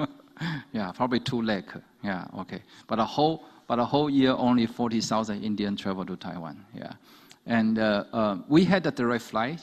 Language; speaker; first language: English; non-native, fluent; Chinese